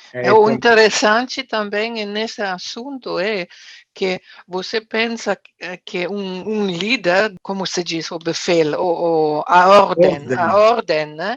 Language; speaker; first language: Portuguese; non-native, fluent; German